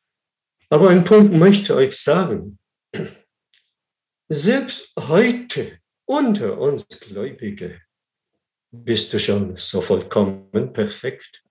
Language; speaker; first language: German; non-native, fluent; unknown